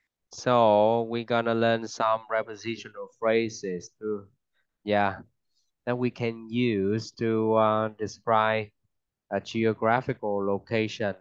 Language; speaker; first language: English; non-native, fluent; Vietnamese